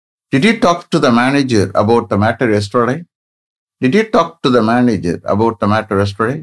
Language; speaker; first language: English; non-native, local second language; Tamil